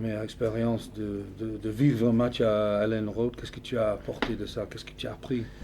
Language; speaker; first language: French; non-native, fluent; English